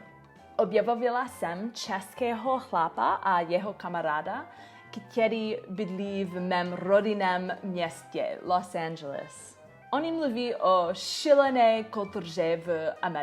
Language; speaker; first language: Czech; non-native, learner; English